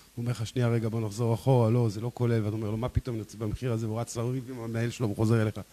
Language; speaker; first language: Hebrew; native; Hebrew